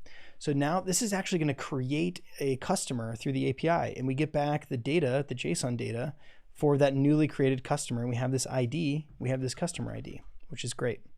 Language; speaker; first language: English; native; English